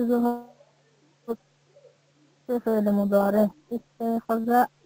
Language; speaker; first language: Arabic; non-native, learner; Bangla